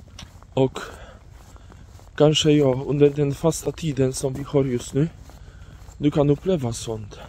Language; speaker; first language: Swedish; non-native, fluent; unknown